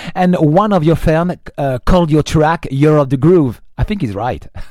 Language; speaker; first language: English; non-native, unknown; French